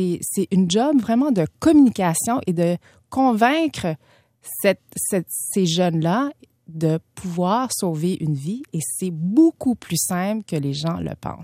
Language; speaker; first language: French; early bilingual, other home language; Vietnamese